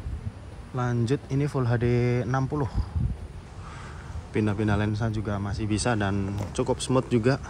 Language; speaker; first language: Indonesian; native; Indonesian